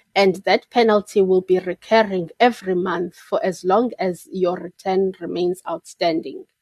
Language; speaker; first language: English; non-native, local second language; Xhosa